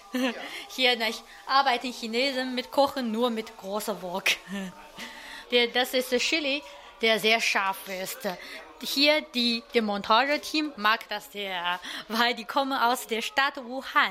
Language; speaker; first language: German; non-native, learner; Chinese